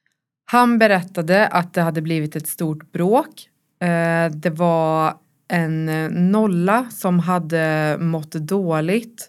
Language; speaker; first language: Swedish; native; Swedish